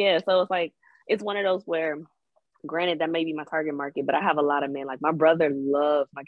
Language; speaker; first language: English; native; English